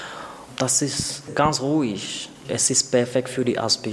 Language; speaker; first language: German; non-native, learner; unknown